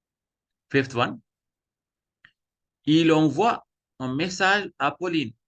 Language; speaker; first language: French; non-native, fluent; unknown